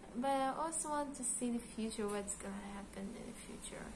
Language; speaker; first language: English; non-native, learner; Hebrew